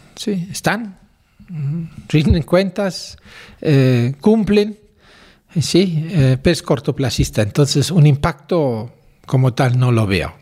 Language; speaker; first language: Spanish; non-native, fluent; German